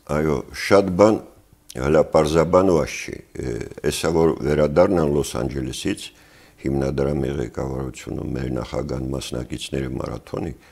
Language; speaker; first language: Armenian; native; Armenian